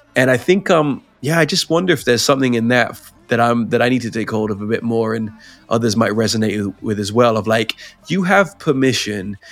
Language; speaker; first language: English; native; English